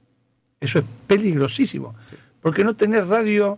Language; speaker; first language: Spanish; native; Spanish